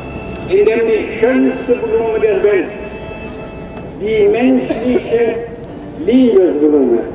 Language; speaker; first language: German; non-native, fluent; Persian